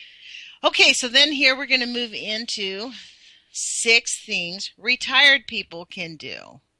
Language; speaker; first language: English; native; English